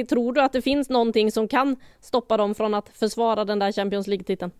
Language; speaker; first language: Swedish; native; Swedish